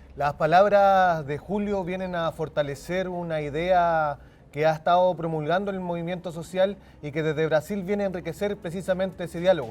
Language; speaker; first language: Spanish; native; Spanish